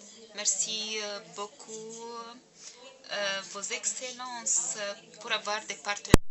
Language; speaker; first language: French; non-native, fluent; Arabic